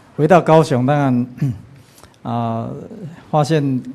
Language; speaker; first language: Chinese; native; Chinese